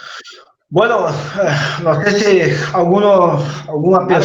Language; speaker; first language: Spanish; non-native, fluent; Portuguese